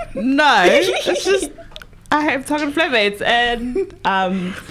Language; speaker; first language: English; native; English